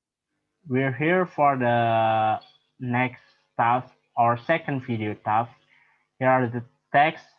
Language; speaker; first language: English; non-native, learner; Indonesian